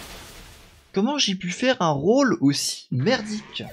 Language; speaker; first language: French; native; French